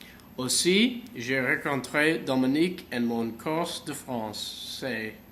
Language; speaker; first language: French; non-native, learner; English